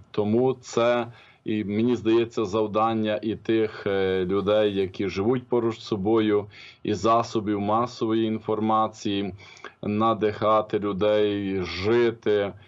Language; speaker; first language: Ukrainian; native; Ukrainian